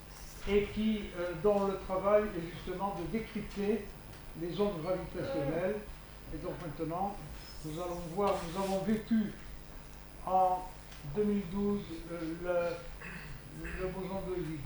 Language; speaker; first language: French; native; French